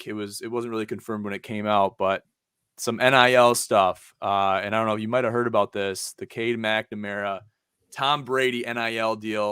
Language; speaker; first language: English; native; English